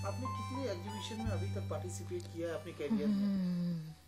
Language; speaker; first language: Hindi; native; Hindi